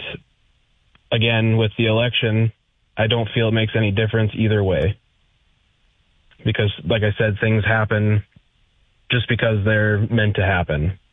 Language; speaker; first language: English; native; English